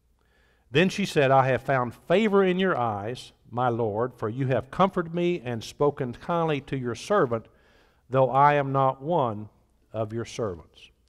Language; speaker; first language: English; native; English